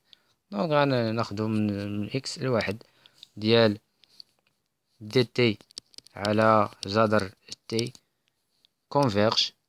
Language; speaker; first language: Arabic; native; Arabic